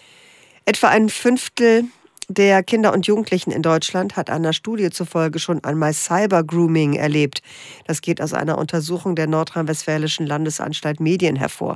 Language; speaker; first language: German; native; German